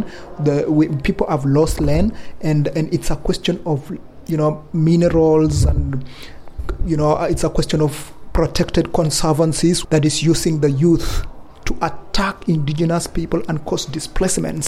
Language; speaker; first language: English; non-native, local second language; Kalenjin